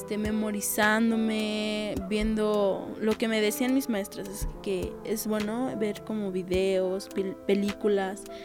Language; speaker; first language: Spanish; non-native, local second language; Tzotzil